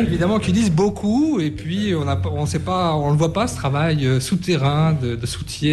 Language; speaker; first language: French; native; French